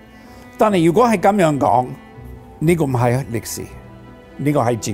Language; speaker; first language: Chinese; non-native, fluent; English